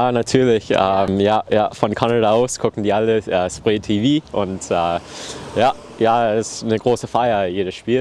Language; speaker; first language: German; early bilingual, heritage; German